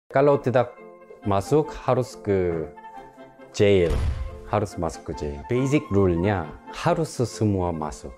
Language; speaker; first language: Indonesian; non-native, local second language; Korean